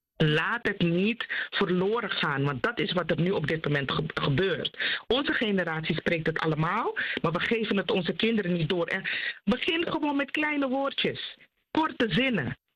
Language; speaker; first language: Dutch; non-native, local second language; Papiamento